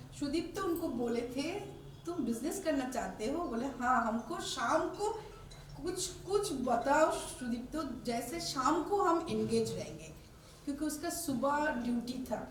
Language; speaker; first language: Hindi; non-native, local second language; Bangla